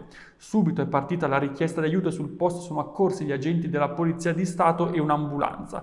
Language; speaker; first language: Italian; native; Italian